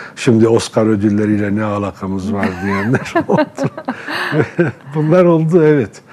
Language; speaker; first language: Turkish; non-native, local second language; Arabic